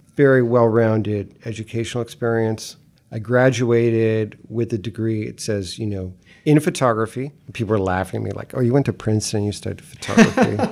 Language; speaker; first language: English; native; English